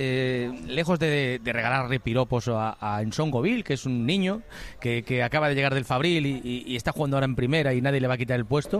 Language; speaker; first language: Spanish; native; Spanish